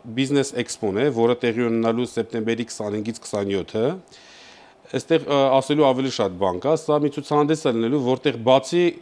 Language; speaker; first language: Armenian; native; Armenian